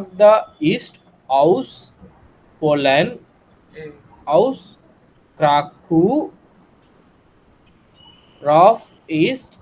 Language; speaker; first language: German; non-native, learner; Tamil